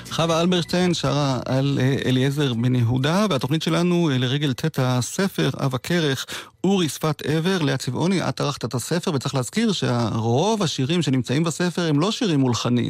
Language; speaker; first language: Hebrew; native; Hebrew